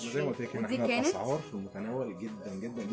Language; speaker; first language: Arabic; native; Arabic